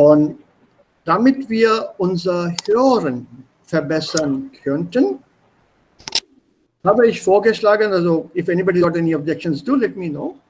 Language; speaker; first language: German; non-native, fluent; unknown